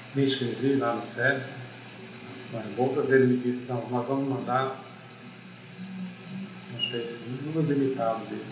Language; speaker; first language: Portuguese; native; Portuguese